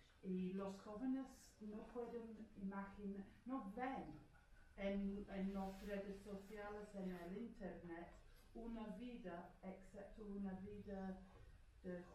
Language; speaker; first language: Spanish; non-native, fluent; English